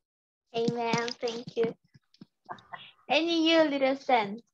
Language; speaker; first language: English; non-native, learner; Portuguese